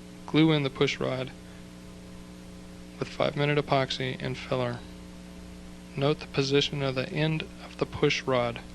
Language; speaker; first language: English; native; English